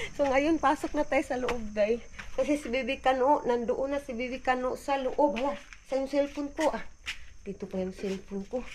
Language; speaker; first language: Filipino; non-native, local second language; Cebuano